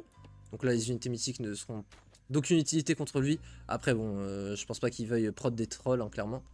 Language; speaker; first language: French; native; French